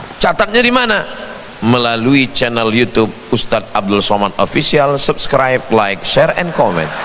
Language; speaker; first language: Indonesian; native; Indonesian